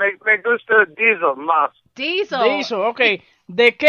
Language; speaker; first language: Spanish; non-native, learner; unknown